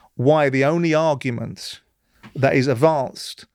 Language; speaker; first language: English; native; English